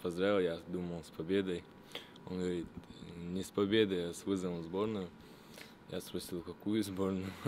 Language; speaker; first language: Russian; native; Russian